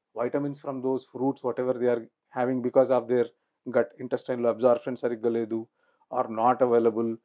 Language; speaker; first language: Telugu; non-native, local second language; Urdu